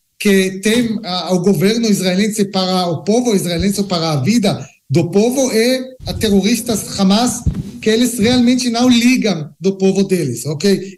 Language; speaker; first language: Portuguese; non-native, learner; Hebrew